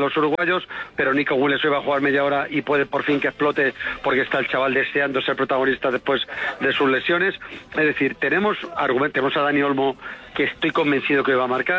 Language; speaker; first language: Spanish; native; Spanish